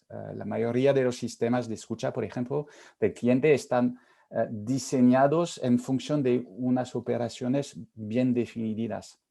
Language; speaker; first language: Spanish; non-native, fluent; French